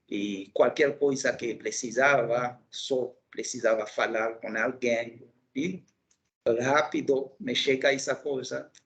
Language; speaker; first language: Portuguese; non-native, local second language; Haitian Creole